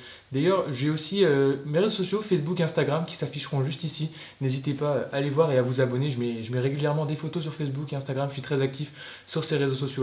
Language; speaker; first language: French; native; French